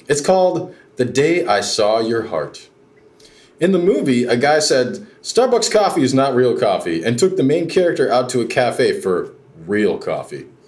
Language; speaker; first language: English; native; English